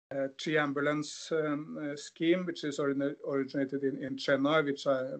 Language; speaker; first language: English; non-native, fluent; Norwegian